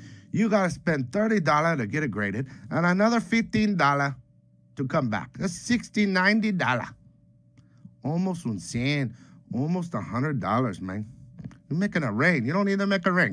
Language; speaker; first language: English; native; English